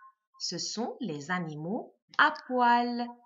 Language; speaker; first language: French; non-native, local second language; Arabic